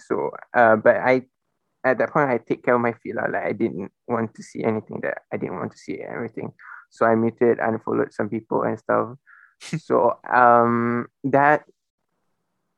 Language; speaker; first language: English; non-native, local second language; Malay